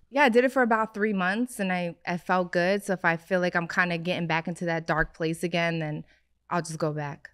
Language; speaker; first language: English; native; English